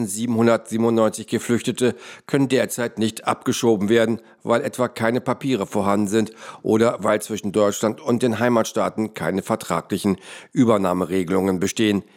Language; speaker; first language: German; native; German